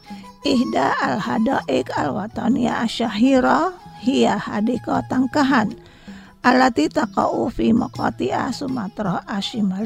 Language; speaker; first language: Arabic; non-native, learner; Indonesian